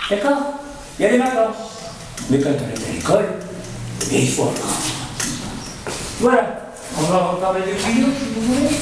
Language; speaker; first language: French; native; French